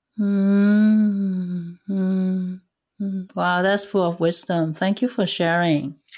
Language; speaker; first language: English; non-native, fluent; Cantonese